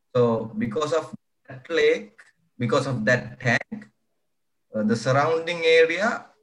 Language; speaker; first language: English; non-native, local second language; Sinhala